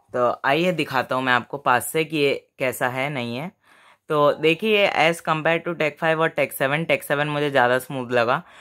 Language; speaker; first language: Hindi; native; Hindi